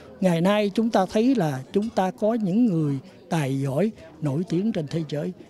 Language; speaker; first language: Vietnamese; native; Vietnamese